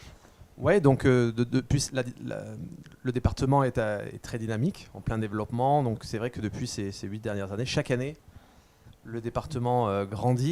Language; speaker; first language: French; native; French